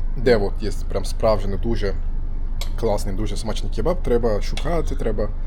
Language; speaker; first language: Ukrainian; non-native, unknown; Turkish